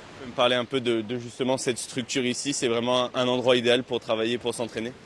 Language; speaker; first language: French; native; French